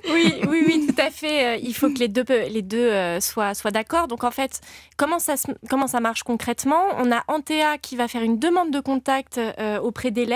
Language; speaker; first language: French; native; French